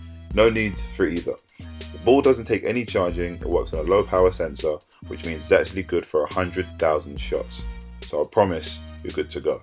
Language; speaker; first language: English; native; English